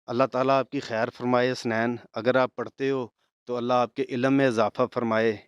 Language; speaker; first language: Urdu; non-native, local second language; Punjabi